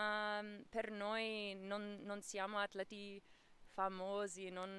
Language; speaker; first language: Italian; non-native, fluent; English